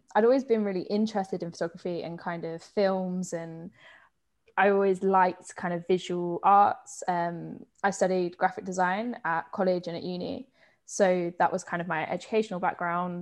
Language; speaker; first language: English; native; English